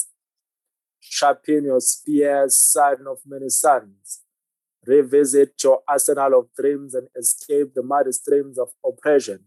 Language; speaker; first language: English; non-native, local second language; Zulu